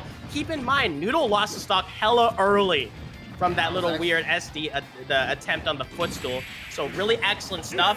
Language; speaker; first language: English; native; English